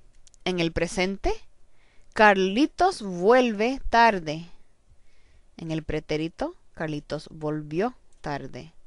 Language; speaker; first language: Spanish; non-native, fluent; English